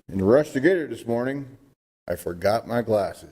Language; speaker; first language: English; native; English